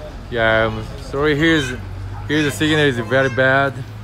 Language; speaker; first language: English; non-native, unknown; Korean